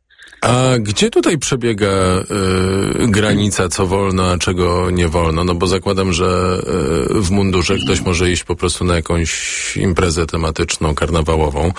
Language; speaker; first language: Polish; native; Polish